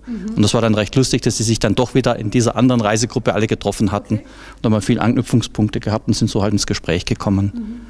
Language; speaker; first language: German; native; German